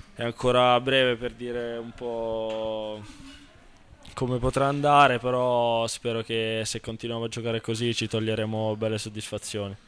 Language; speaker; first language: Italian; native; Italian